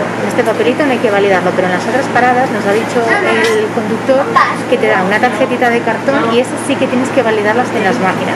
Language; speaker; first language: Spanish; native; Spanish